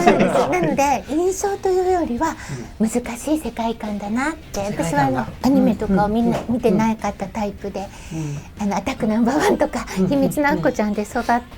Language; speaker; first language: Japanese; native; Japanese